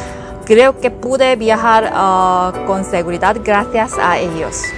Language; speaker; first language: Spanish; non-native, fluent; Korean